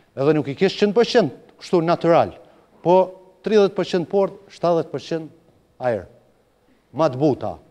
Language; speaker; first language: Albanian; native; Albanian